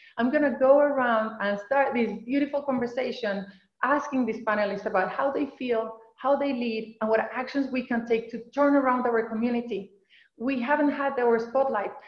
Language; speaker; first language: English; non-native, fluent; Spanish